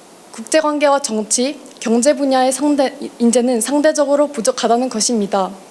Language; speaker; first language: Korean; early bilingual, other home language; Mongolian